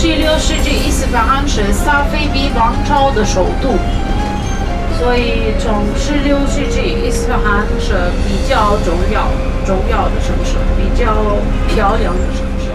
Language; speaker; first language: Chinese; non-native, learner; Persian